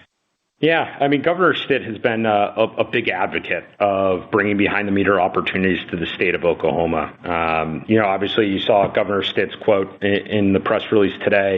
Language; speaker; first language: English; native; English